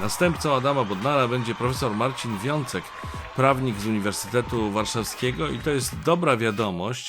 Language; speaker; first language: Polish; native; Polish